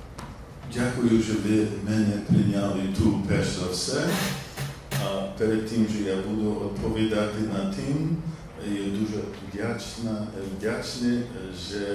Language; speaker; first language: Polish; non-native, learner; English